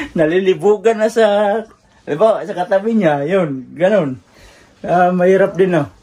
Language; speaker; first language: Filipino; non-native, local second language; Cebuano